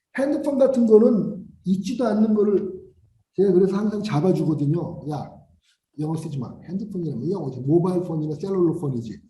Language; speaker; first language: Korean; native; Korean